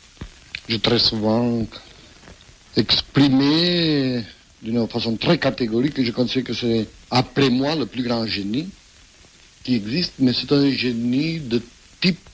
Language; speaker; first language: French; non-native, fluent; Catalan